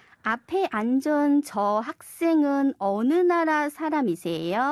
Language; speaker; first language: Korean; non-native, fluent; Chinese